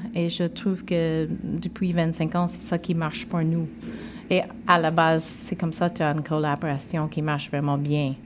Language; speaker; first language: French; non-native, fluent; English